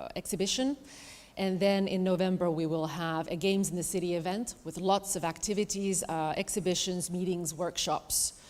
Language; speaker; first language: English; non-native, fluent; Finnish